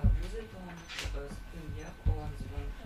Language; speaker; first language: French; non-native, learner; Russian